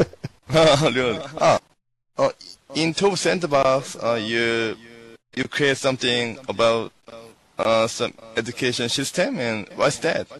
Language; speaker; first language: English; non-native, learner; Korean